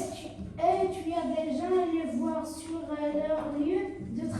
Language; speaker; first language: French; non-native, learner; Arabic